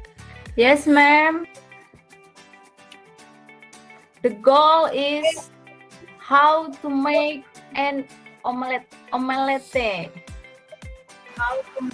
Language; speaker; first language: English; non-native, learner; Indonesian